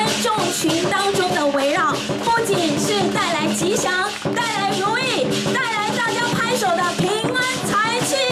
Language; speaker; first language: Chinese; native; Chinese